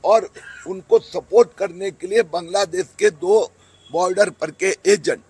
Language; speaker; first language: Hindi; non-native, local second language; Marathi